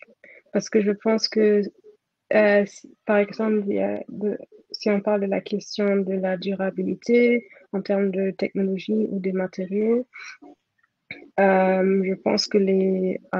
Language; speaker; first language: French; non-native, fluent; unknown